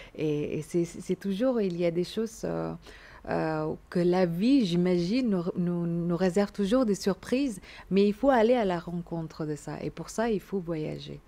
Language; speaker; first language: French; non-native, fluent; Indonesian